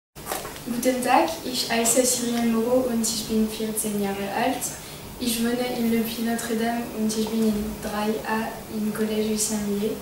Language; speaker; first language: German; non-native, learner; French